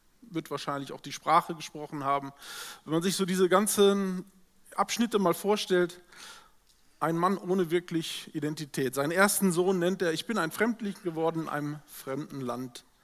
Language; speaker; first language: German; native; German